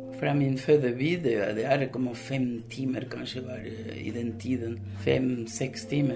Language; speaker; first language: Norwegian; early bilingual, other home language; Spanish